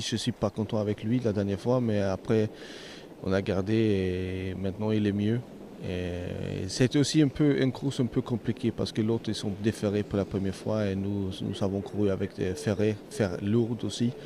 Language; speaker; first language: French; non-native, learner; Swedish